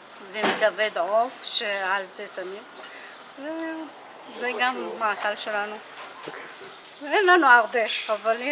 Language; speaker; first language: Hebrew; non-native, local second language; Adyghe